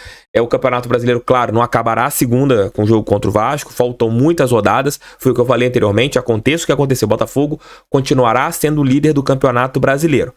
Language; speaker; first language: Portuguese; native; Portuguese